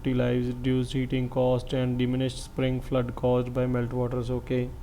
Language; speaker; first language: English; non-native, local second language; Punjabi